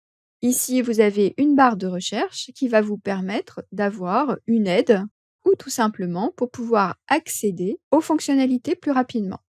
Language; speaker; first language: French; native; French